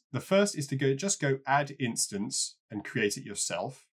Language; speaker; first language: English; native; English